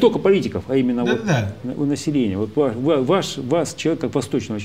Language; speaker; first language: Russian; native; Russian